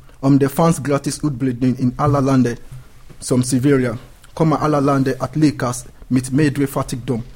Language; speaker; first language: Swedish; non-native, learner; English